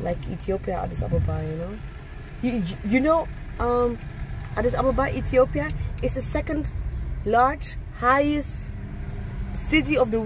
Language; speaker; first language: English; non-native, fluent; Dutch